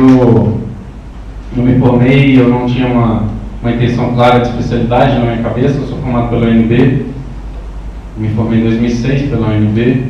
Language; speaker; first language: Portuguese; native; Portuguese